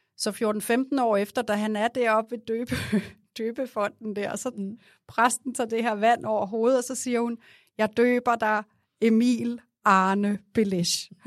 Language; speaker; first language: Danish; native; Danish